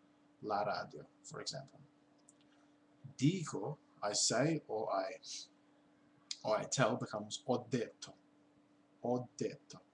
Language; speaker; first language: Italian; non-native, learner; English